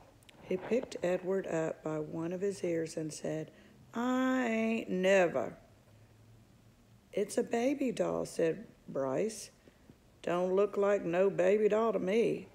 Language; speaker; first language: English; native; English